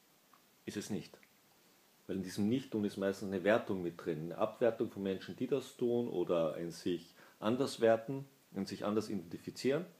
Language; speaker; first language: German; native; German